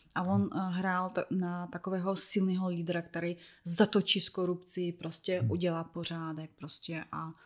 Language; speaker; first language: Czech; non-native, fluent; Russian